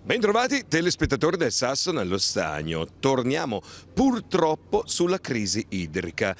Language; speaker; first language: Italian; native; Italian